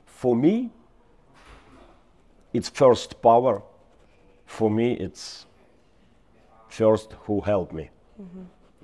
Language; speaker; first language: English; non-native, learner; Ukrainian